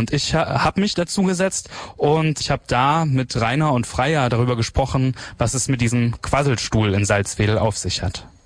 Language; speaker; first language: German; native; German